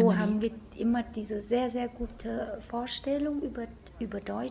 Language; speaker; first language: German; non-native, fluent; Vietnamese